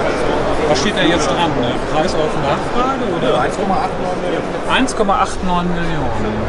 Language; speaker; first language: German; native; German